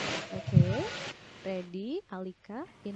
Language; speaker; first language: English; non-native, fluent; Indonesian